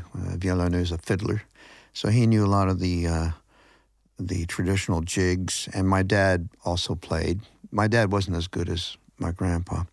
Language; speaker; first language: English; native; English